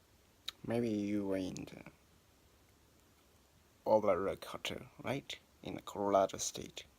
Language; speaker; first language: English; non-native, learner; Japanese